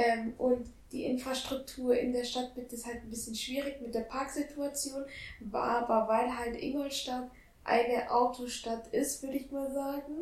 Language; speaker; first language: German; native; German